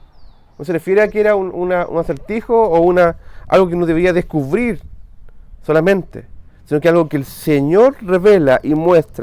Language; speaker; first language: Spanish; native; Spanish